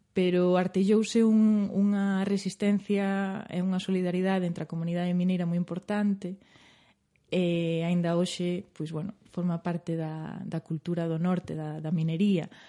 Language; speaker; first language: Galician; native; Galician